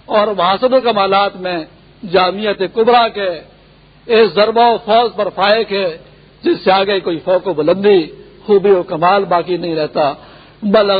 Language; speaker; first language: Urdu; non-native, local second language; Pashto